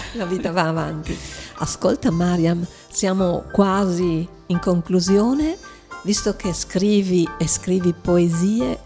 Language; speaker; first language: Italian; native; Italian